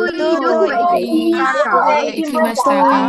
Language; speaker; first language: Japanese; non-native, learner; Burmese